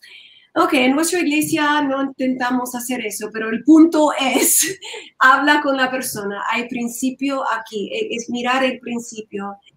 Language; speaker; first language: Spanish; non-native, learner; English